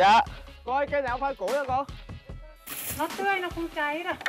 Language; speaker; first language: Vietnamese; native; Vietnamese